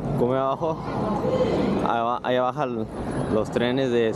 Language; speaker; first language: Spanish; early bilingual, heritage; Spanish